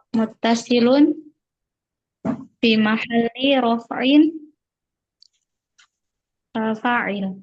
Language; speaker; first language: Arabic; non-native, learner; Indonesian